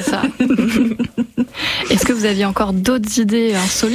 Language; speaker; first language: French; native; French